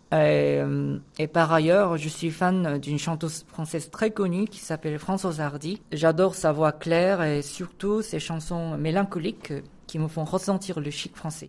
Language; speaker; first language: French; non-native, fluent; Korean